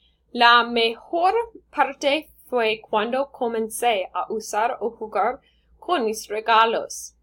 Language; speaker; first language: Spanish; non-native, learner; English